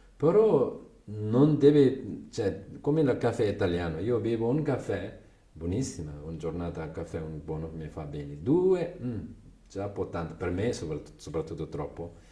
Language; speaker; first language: Italian; non-native, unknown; Tibetan